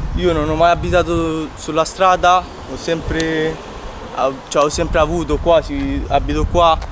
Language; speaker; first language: Italian; native; Italian